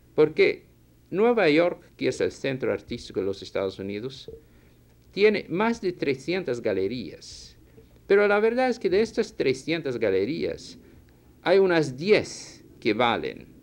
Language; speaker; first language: Spanish; non-native, fluent; Portuguese